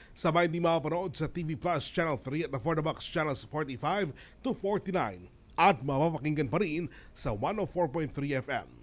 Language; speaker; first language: Filipino; native; Filipino